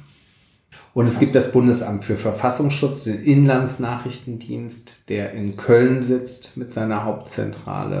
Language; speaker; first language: German; native; German